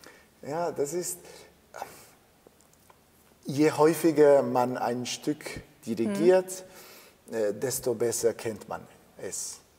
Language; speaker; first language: German; non-native, fluent; Italian